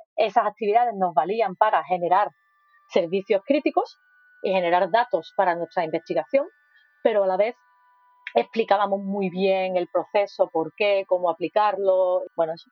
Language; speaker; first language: Spanish; native; Spanish